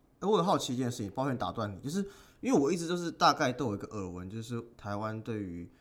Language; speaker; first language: Chinese; native; Chinese